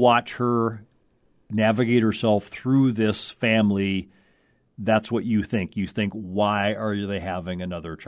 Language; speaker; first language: English; native; English